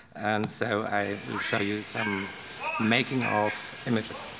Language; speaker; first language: English; non-native, learner; German